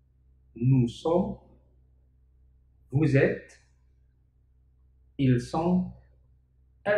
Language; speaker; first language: French; non-native, fluent; Indonesian